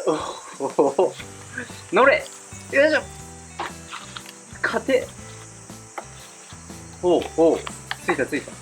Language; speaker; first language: Japanese; native; Japanese